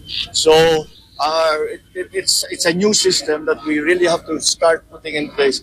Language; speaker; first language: English; non-native, local second language; Filipino